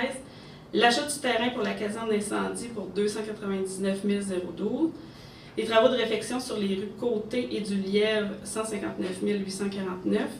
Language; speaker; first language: French; native; French